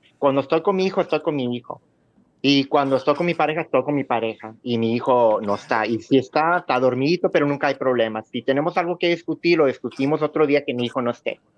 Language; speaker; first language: Spanish; early bilingual, heritage; Spanish